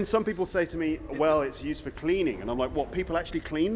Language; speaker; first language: English; native; English